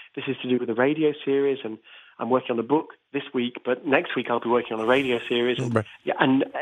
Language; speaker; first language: English; native; English